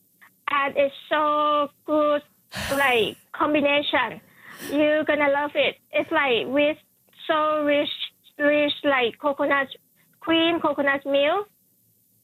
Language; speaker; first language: English; non-native, fluent; Thai